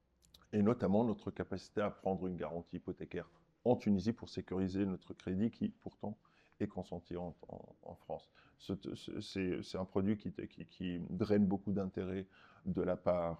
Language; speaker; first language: French; non-native, local second language; Arabic